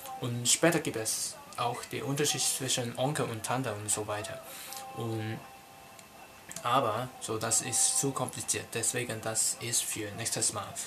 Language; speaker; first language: German; non-native, learner; Cantonese